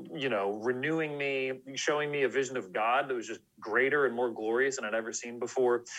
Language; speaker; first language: English; native; English